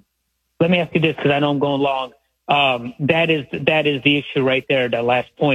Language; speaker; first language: English; native; English